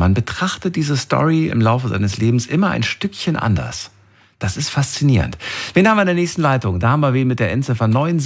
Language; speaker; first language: German; native; German